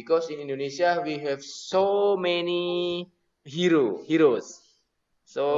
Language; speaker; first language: English; non-native, learner; Indonesian